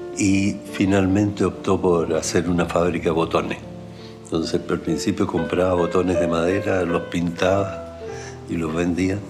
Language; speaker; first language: Spanish; early bilingual, other home language; German